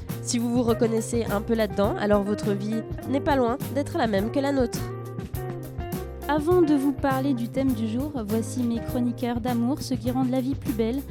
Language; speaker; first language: French; native; French